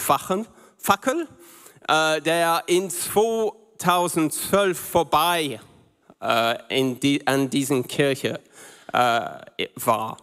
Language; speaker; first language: German; non-native, learner; English